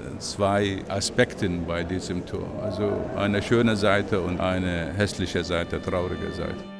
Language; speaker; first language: German; non-native, fluent; Arabic